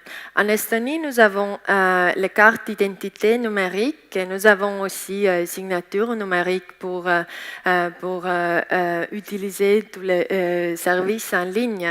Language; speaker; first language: French; non-native, learner; Estonian